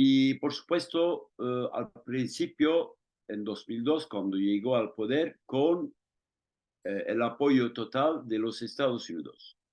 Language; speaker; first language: Spanish; non-native, fluent; Turkish